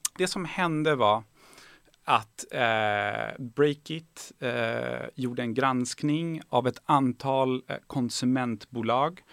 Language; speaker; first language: Swedish; early bilingual, other home language; Persian